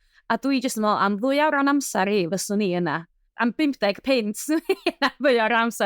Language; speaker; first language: Welsh; native; Welsh